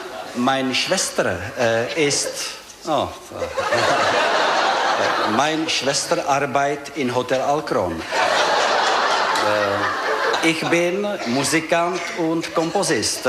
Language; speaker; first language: German; non-native, learner; Czech